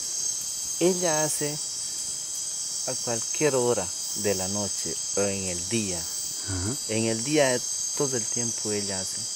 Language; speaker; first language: Spanish; non-native, local second language; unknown